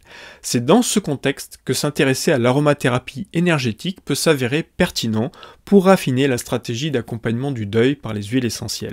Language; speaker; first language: French; native; French